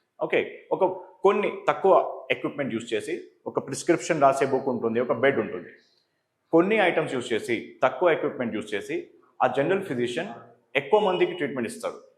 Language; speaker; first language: Telugu; native; Telugu